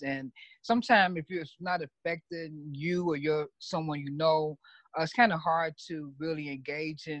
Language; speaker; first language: English; native; English